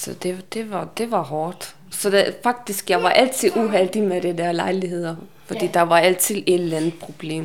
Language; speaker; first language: Danish; non-native, learner; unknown